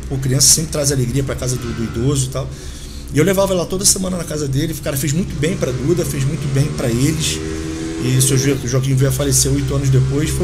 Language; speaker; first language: Portuguese; native; Portuguese